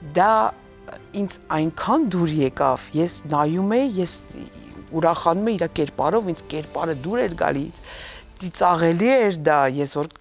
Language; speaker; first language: Armenian; native; Armenian